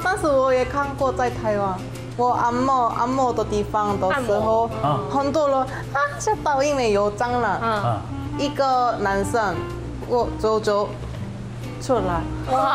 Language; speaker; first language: Chinese; non-native, learner; Korean